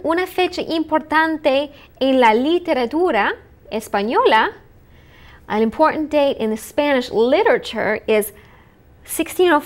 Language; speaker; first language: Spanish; non-native, fluent; English